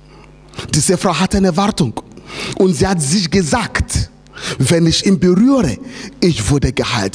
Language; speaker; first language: German; non-native, fluent; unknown